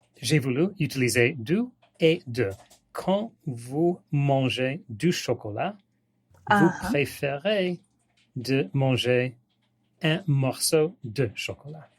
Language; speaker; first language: French; non-native, learner; English